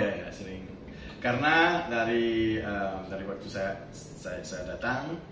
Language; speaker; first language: Indonesian; non-native, fluent; French